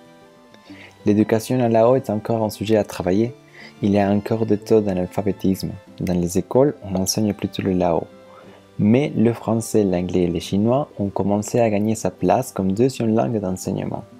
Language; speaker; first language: French; non-native, learner; Spanish